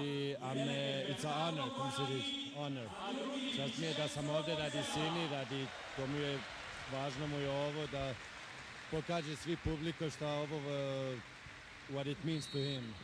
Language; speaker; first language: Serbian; early bilingual, heritage; Swedish